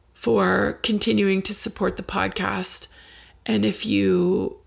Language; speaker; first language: English; native; English